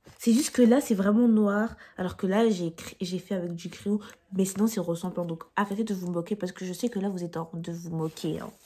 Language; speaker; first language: French; native; French